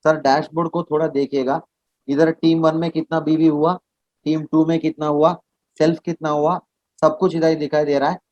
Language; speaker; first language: Hindi; non-native, local second language; Kannada